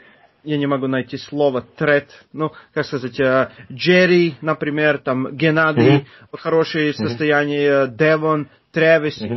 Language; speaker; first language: Russian; non-native, fluent; Latvian